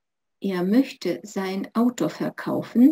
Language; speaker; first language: German; non-native, fluent; Russian